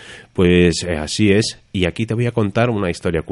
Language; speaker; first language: Spanish; native; Spanish